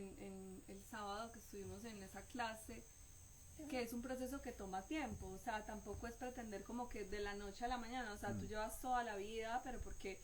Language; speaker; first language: Spanish; native; Spanish